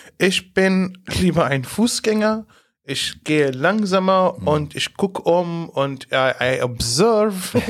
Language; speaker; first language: German; non-native, fluent; Arabic